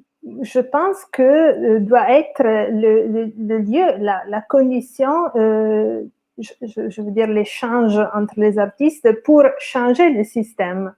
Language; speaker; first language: French; non-native, fluent; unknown